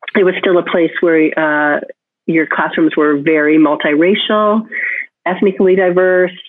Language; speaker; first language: English; native; English